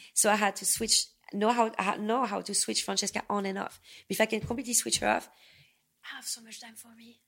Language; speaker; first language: English; non-native, fluent; French